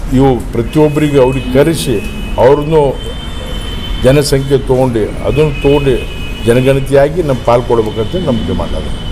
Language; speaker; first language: Kannada; non-native, local second language; Lambadi